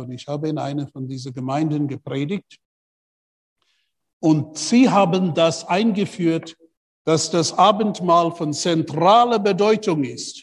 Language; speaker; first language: German; non-native, fluent; English